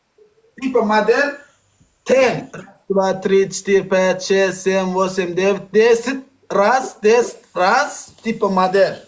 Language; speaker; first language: Russian; non-native, learner; Turkmen